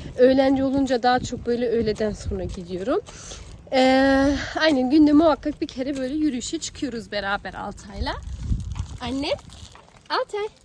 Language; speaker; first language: Turkish; early bilingual, heritage; Turkish